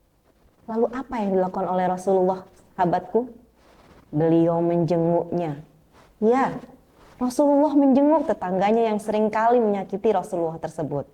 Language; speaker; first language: Indonesian; native; Indonesian